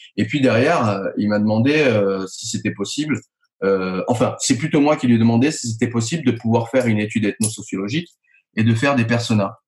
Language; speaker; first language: French; native; French